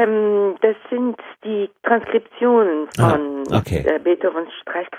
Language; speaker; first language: German; non-native, fluent; Japanese